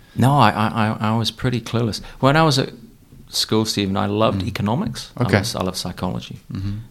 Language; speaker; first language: English; native; English